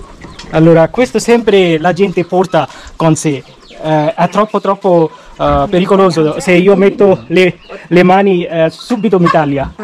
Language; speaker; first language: Italian; non-native, fluent; Bangla